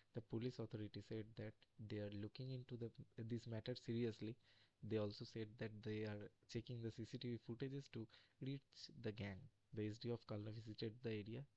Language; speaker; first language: English; non-native, local second language; Bangla